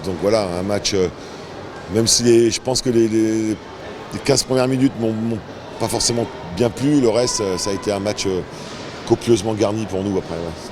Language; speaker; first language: French; native; French